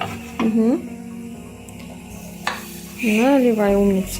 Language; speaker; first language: Russian; native; Russian